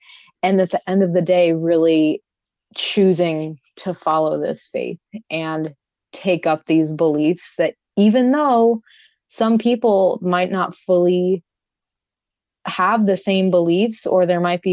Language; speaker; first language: English; native; English